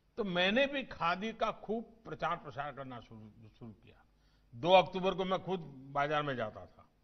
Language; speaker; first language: Hindi; non-native, local second language; Gujarati